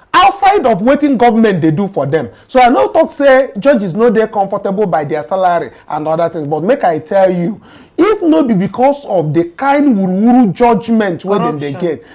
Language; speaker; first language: Nigerian Pidgin; native; Nigerian Pidgin